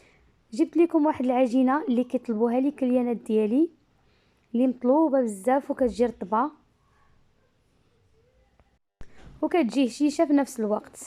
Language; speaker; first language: Arabic; native; Arabic